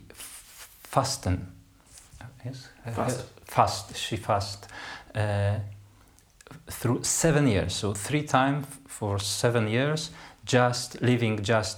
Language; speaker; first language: English; non-native, fluent; Polish